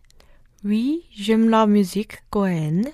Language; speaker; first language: French; non-native, learner; Korean